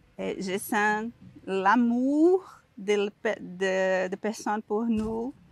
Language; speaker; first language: French; non-native, learner; Portuguese